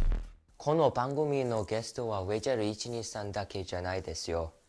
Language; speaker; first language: Japanese; non-native, learner; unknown